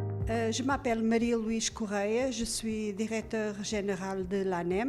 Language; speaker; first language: French; non-native, learner; Portuguese